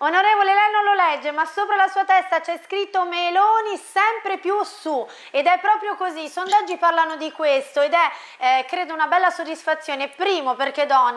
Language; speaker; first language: Italian; native; Italian